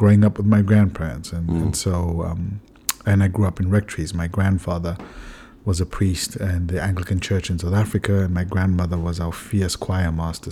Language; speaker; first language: English; native; English